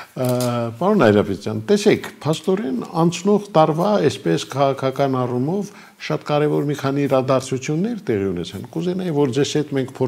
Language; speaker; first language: Armenian; native; Armenian